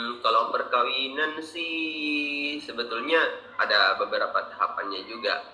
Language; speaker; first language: Indonesian; native; Indonesian